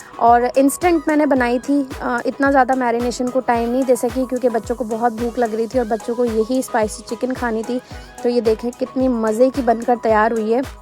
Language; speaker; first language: Urdu; native; Urdu